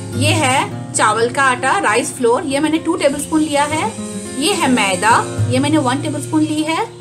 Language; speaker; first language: Hindi; non-native, local second language; Bangla